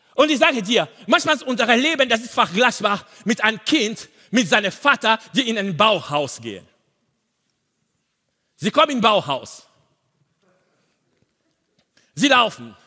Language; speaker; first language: German; non-native, learner; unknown